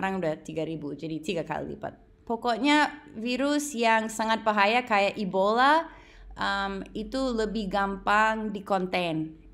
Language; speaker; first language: Indonesian; non-native, fluent; English